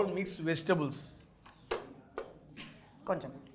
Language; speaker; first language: Telugu; native; Telugu